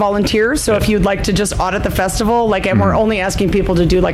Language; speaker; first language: English; native; English